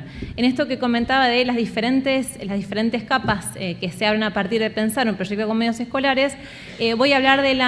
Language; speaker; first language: Spanish; native; Spanish